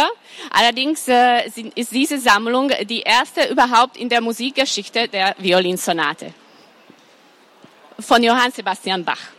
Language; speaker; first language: German; non-native, fluent; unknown